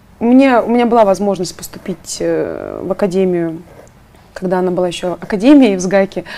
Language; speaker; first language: Russian; native; Russian